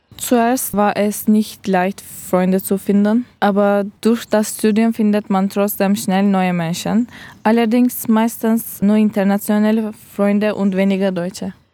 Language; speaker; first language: German; non-native, learner; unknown